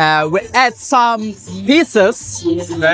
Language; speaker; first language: English; non-native, learner; Turkish